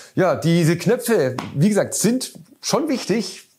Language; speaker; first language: German; native; German